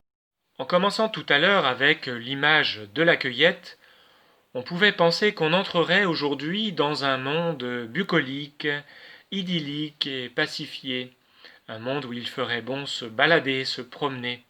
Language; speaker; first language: French; native; French